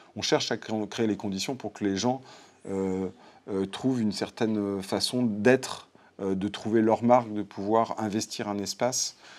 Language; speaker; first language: French; native; French